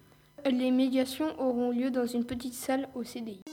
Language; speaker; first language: French; native; French